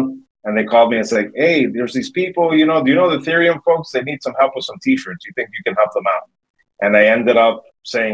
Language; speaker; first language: English; native; English